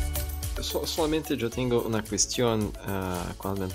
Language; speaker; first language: Spanish; non-native, fluent; Portuguese